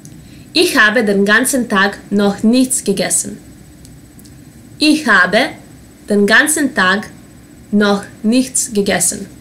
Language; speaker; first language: German; non-native, fluent; Serbian